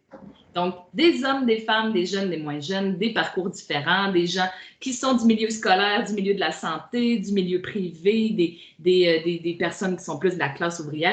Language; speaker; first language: French; native; French